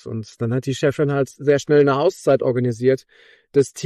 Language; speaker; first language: German; native; German